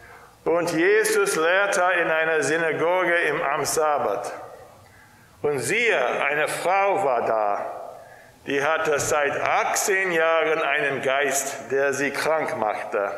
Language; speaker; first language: German; non-native, fluent; English